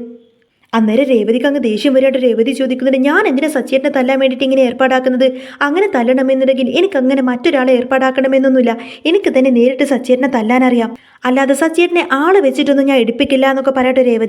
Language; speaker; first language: Malayalam; native; Malayalam